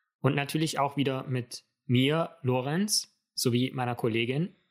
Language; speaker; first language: German; native; German